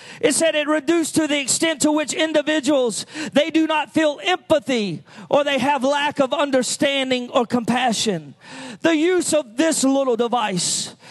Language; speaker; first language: English; native; English